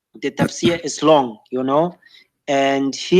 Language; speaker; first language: English; non-native, learner; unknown